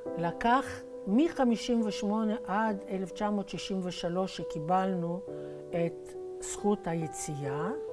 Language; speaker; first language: Hebrew; early bilingual, other home language; Romanian